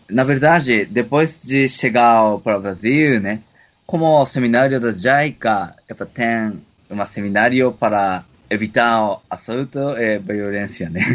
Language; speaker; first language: Portuguese; non-native, learner; Japanese